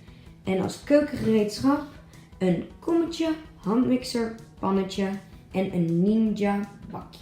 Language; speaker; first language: Dutch; native; Dutch